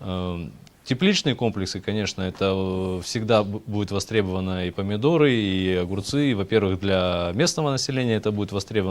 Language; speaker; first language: Russian; native; Russian